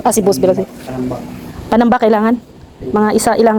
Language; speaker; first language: Filipino; native; Filipino